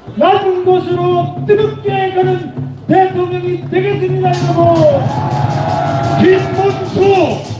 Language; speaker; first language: Korean; native; Korean